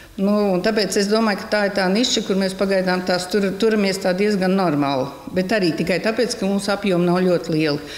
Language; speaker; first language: Latvian; native; Latvian